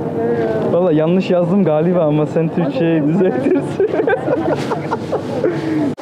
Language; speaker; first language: Turkish; early bilingual, heritage; Turkish